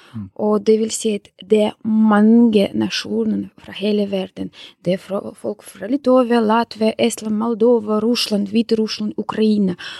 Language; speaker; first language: Norwegian; non-native, fluent; Russian